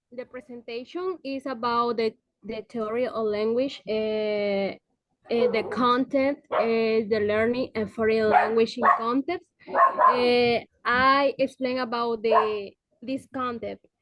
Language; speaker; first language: English; non-native, learner; Spanish